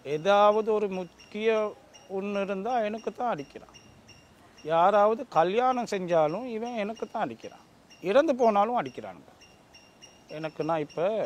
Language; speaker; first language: Tamil; non-native, local second language; Sinhala